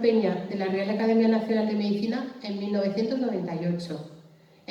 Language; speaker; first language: Spanish; native; Spanish